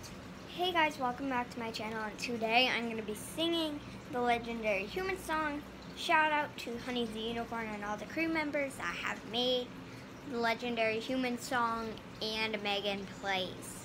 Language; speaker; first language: English; native; English